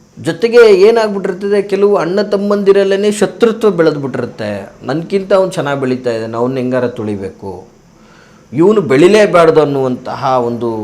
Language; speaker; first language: Kannada; native; Kannada